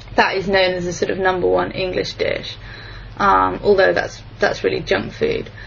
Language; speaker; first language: English; native; English